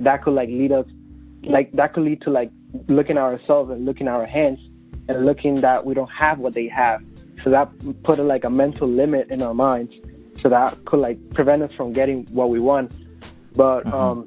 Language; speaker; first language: English; non-native, fluent; Spanish